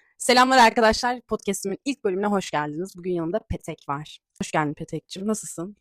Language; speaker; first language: Turkish; native; Turkish